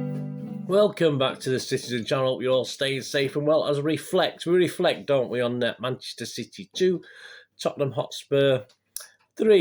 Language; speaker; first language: English; native; English